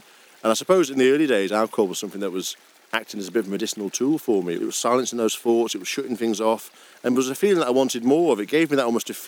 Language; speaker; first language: English; native; English